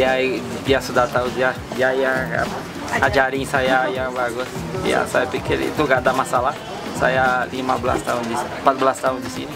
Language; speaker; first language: Indonesian; non-native, fluent; Portuguese